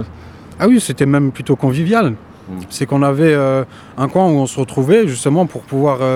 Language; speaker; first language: French; native; French